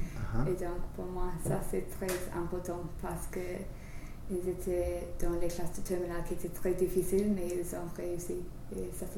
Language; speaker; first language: French; non-native, learner; English